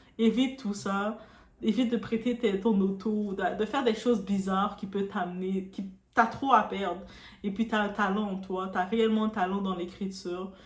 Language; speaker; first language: French; non-native, local second language; Haitian Creole